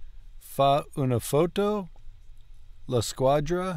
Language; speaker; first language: Italian; non-native, learner; English